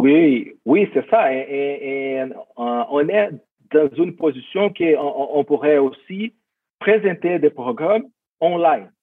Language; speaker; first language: French; non-native, fluent; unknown